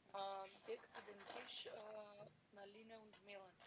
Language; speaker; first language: German; non-native, learner; Macedonian